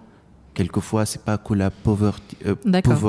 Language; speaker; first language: French; non-native, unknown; Arabic